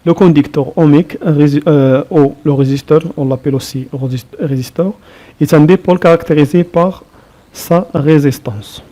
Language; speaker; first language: French; non-native, local second language; Arabic